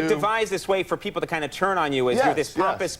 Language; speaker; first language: English; native; English